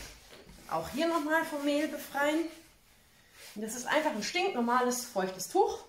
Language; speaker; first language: German; native; German